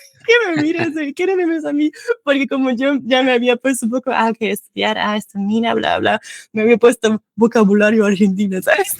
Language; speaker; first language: Spanish; non-native, fluent; German